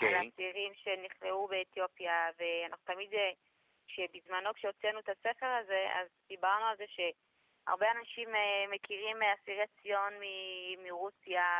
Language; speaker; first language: Hebrew; early bilingual, other home language; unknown